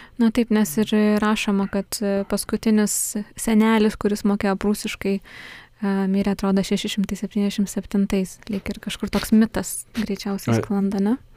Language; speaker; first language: Lithuanian; native; Lithuanian